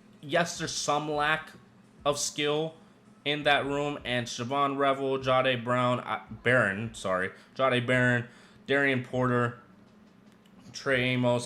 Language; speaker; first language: English; native; English